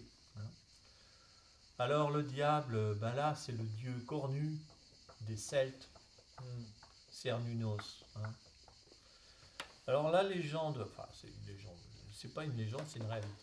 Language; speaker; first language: French; native; French